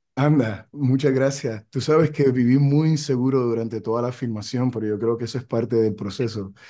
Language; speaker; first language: Spanish; native; Spanish